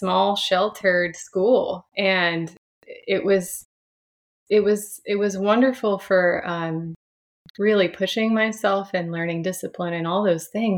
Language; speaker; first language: English; native; English